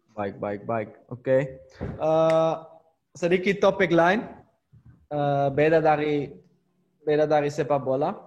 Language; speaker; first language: Indonesian; non-native, learner; Dutch